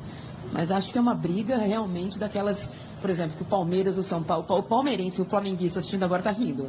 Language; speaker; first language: Portuguese; native; Portuguese